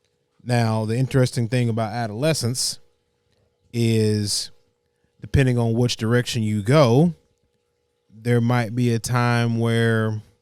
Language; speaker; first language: English; native; English